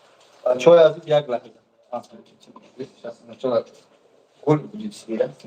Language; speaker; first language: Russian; non-native, local second language; Tajik